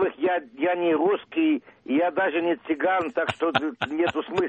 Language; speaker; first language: Russian; early bilingual, heritage; Russian